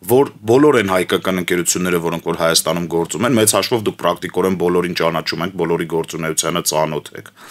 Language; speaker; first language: Armenian; native; Armenian